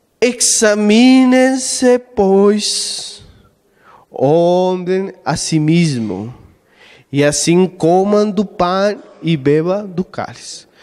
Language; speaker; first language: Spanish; non-native, learner; Portuguese